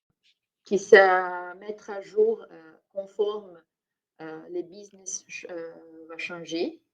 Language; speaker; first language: French; non-native, fluent; Portuguese